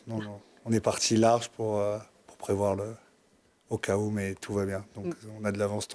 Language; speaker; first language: French; native; French